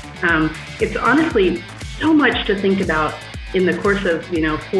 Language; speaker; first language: English; native; English